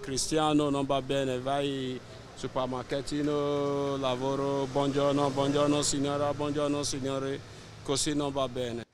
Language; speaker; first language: Italian; non-native, learner; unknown